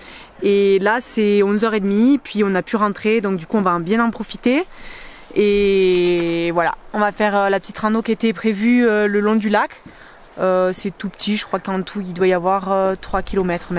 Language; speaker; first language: French; native; French